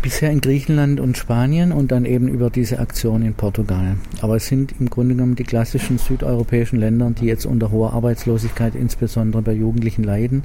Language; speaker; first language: German; native; German